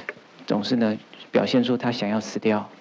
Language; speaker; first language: Chinese; native; Chinese